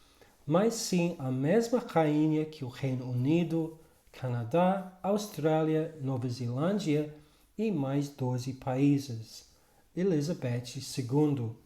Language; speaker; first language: Portuguese; non-native, fluent; English